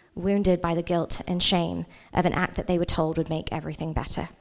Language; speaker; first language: English; native; English